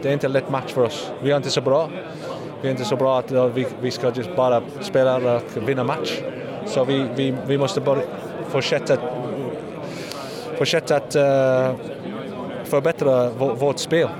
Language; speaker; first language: Swedish; non-native, learner; English